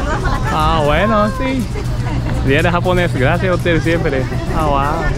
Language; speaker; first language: Spanish; non-native, learner; Japanese